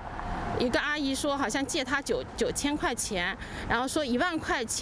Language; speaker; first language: Chinese; native; Chinese